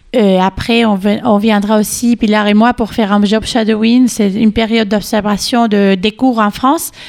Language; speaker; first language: French; non-native, fluent; Spanish